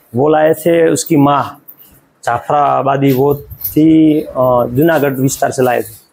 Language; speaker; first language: Hindi; non-native, local second language; Gujarati